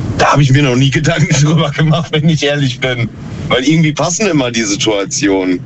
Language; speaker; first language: German; native; German